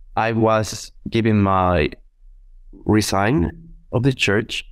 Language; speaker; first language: English; non-native, fluent; Spanish